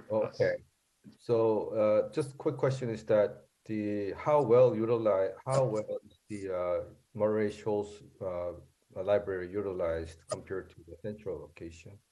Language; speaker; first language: English; non-native, fluent; Korean